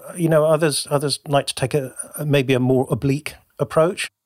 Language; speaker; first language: English; native; English